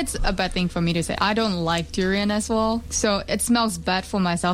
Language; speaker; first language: English; non-native, local second language; Chinese